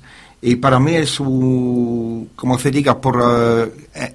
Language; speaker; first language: Spanish; non-native, learner; French